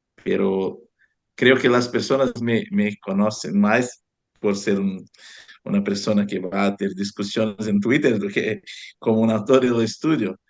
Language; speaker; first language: Spanish; non-native, fluent; Portuguese